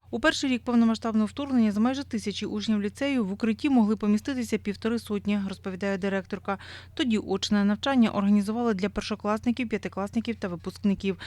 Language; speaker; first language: Ukrainian; native; Ukrainian